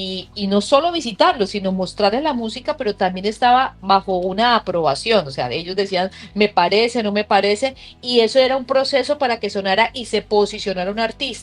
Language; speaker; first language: Spanish; native; Spanish